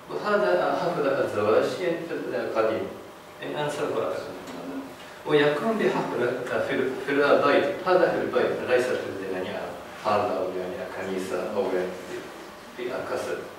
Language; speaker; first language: Arabic; non-native, learner; Japanese